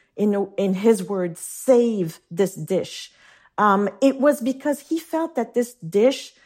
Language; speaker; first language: English; non-native, fluent; French